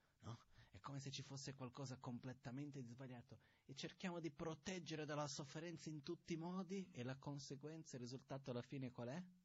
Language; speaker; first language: Italian; non-native, fluent; Portuguese